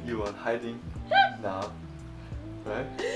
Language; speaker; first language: English; non-native, learner; Korean